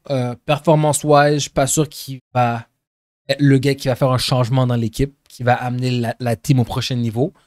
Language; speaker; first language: French; native; French